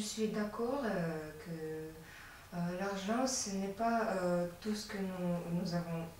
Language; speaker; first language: French; non-native, learner; Latvian